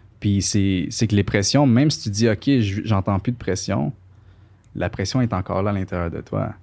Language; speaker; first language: French; early bilingual, other home language; Spanish